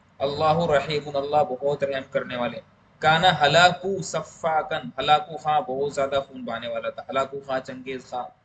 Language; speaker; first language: Urdu; native; Urdu